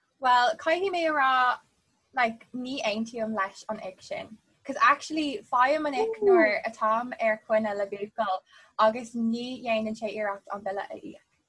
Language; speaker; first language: Irish; non-native, local second language; English